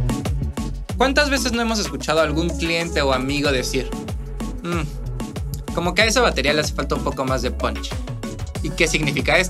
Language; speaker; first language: Spanish; native; Spanish